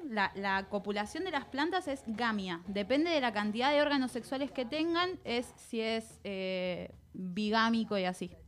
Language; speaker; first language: Spanish; native; Spanish